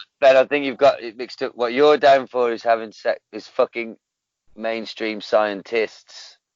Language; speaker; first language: English; native; English